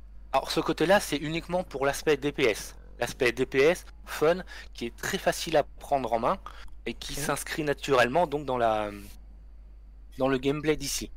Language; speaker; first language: French; native; French